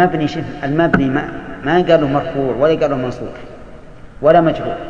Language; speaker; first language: Arabic; native; Arabic